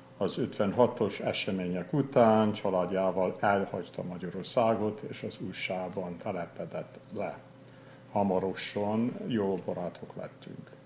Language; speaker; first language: Hungarian; non-native, fluent; English